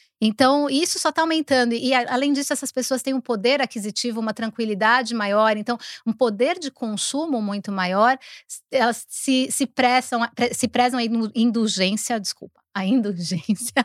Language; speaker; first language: Portuguese; native; Portuguese